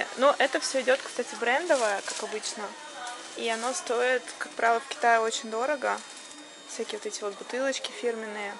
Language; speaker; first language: Russian; native; Russian